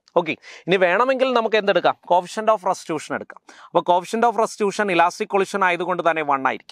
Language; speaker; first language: Malayalam; native; Malayalam